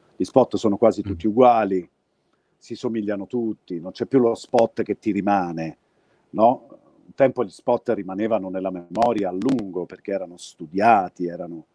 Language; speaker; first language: Italian; native; Italian